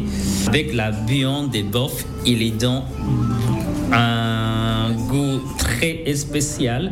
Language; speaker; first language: French; non-native, learner; Spanish